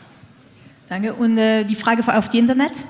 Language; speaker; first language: German; non-native, learner; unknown